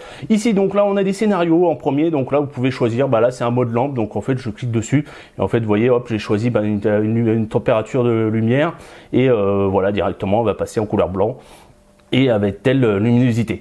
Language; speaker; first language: French; native; French